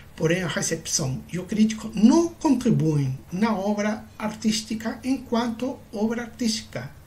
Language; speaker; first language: Portuguese; non-native, fluent; Spanish